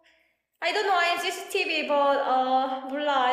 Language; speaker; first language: English; non-native, learner; Korean